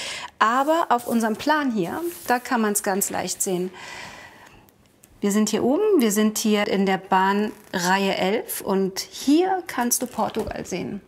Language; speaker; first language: German; native; German